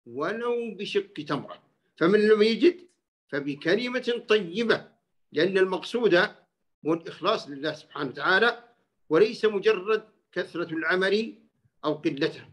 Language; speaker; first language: Arabic; native; Arabic